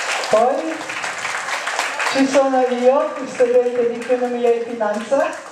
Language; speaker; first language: Italian; early bilingual, other home language; Filipino